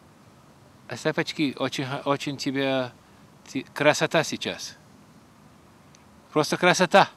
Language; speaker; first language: Russian; early bilingual, heritage; Russian